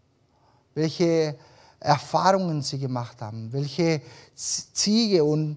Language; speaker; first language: German; early bilingual, other home language; Spanish